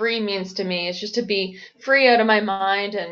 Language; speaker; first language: English; native; English